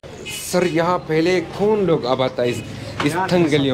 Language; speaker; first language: Hindi; non-native, local second language; Persian